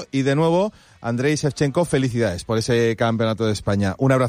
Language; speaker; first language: Spanish; native; Spanish